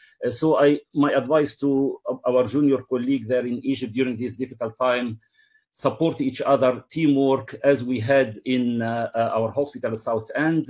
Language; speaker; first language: English; non-native, fluent; Arabic